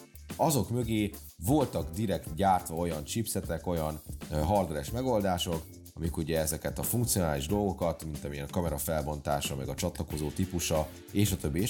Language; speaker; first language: Hungarian; native; Hungarian